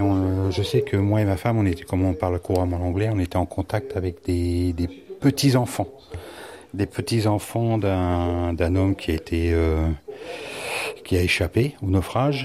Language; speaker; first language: French; native; French